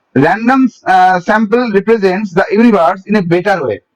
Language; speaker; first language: English; non-native, local second language; Bangla